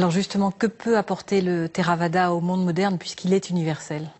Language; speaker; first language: French; native; French